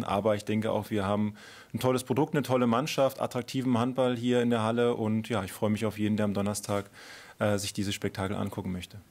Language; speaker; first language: German; native; German